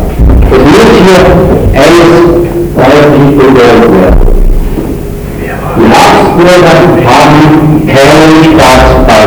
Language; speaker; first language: German; native; German